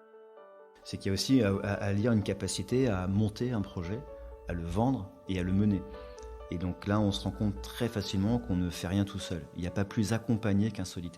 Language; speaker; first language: French; native; French